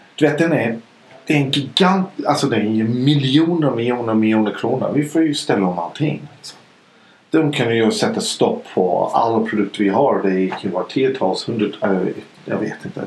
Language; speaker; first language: Swedish; non-native, fluent; English